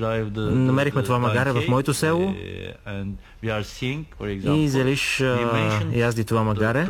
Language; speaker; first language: Bulgarian; non-native, fluent; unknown